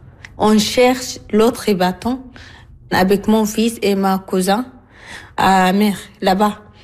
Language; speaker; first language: French; non-native, learner; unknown